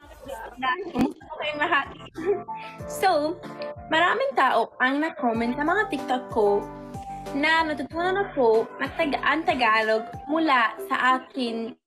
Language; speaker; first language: Filipino; non-native, learner; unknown